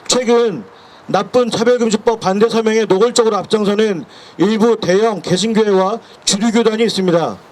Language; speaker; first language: Korean; native; Korean